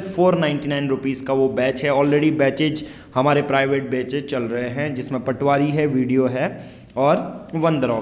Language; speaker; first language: Hindi; native; Hindi